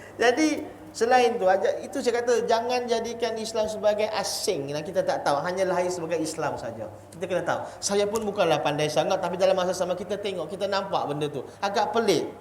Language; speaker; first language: Malay; non-native, local second language; Chinese